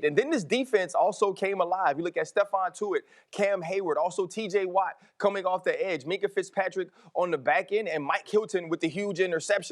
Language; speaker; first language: English; native; English